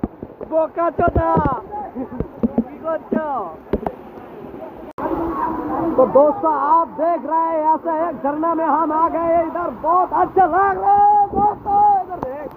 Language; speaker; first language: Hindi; non-native, local second language; Bangla